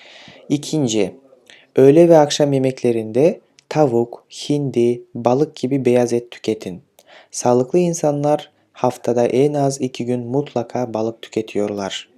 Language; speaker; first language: Turkish; non-native, fluent; Kyrgyz